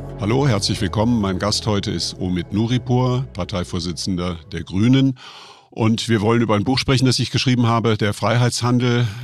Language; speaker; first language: German; native; German